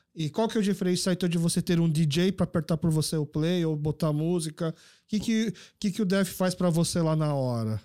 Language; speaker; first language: Portuguese; early bilingual, other home language; Korean